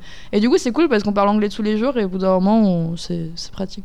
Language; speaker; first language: French; native; French